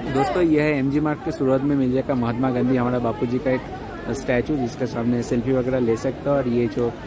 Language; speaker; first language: Hindi; non-native, local second language; Bangla